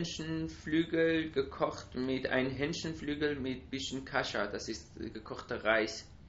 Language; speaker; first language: German; non-native, learner; Persian